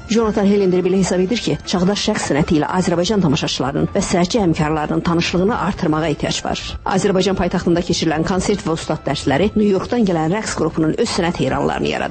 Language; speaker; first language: Azerbaijani; native; Azerbaijani